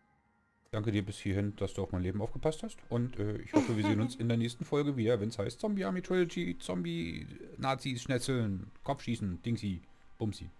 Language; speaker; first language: German; native; German